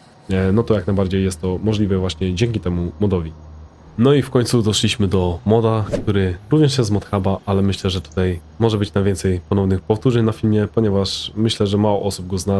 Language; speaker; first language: Polish; native; Polish